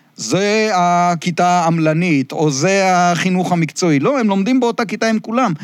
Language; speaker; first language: Hebrew; native; Hebrew